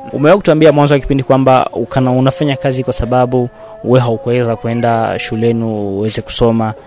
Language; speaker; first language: Swahili; non-native, local second language; Rundi